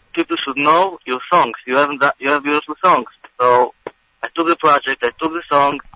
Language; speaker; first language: English; non-native, fluent; Hebrew